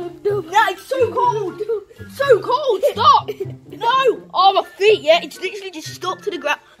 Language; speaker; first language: English; native; English